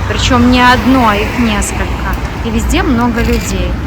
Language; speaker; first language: Russian; native; Russian